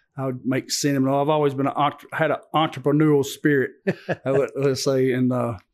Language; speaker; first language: English; native; English